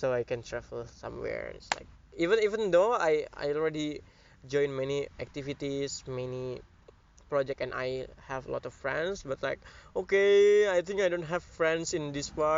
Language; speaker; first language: English; non-native, learner; Indonesian